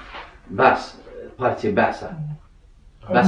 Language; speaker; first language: Russian; non-native, learner; Azerbaijani